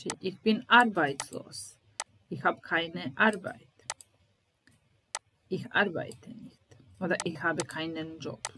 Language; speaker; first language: German; non-native, fluent; Serbian